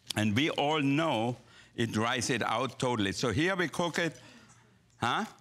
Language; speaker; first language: English; non-native, fluent; German